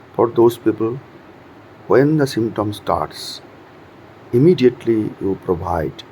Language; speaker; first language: English; non-native, local second language; Bangla